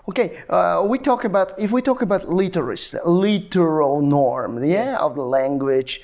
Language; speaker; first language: English; non-native, learner; Kazakh